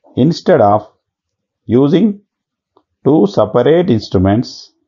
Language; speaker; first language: English; non-native, local second language; Telugu